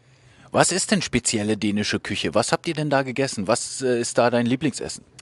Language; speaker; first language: German; native; German